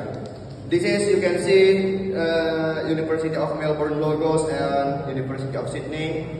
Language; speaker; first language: English; non-native, learner; Indonesian